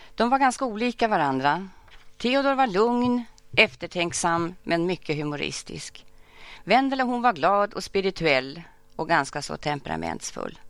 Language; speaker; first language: Swedish; native; Swedish